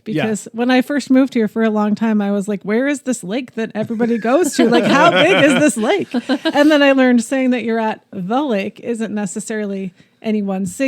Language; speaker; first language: English; native; English